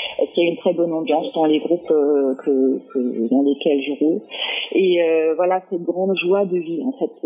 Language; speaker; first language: French; non-native, fluent; German